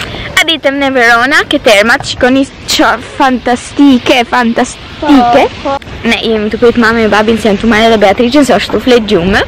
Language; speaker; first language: Albanian; early bilingual, heritage; Albanian